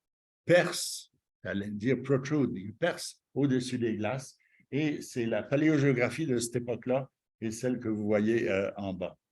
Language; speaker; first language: French; native; French